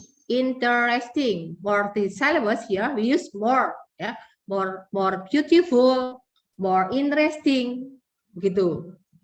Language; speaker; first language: English; non-native, learner; Indonesian